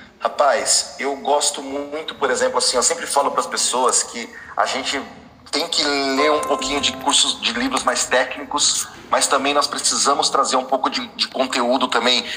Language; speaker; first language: Portuguese; native; Portuguese